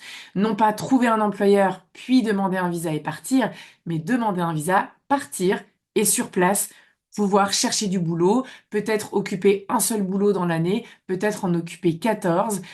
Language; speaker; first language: French; native; French